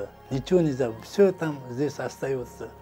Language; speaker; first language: Russian; non-native, learner; Uzbek